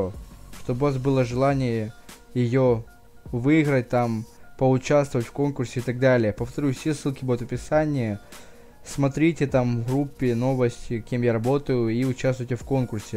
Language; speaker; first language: Russian; native; Russian